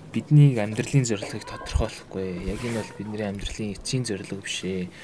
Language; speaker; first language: Mongolian; native; Mongolian